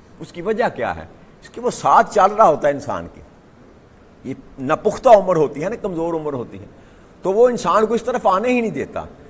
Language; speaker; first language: Urdu; non-native, local second language; Punjabi